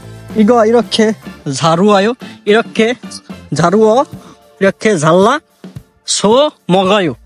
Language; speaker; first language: Korean; non-native, learner; Bangla